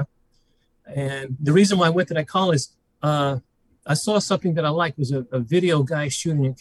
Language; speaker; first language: English; native; English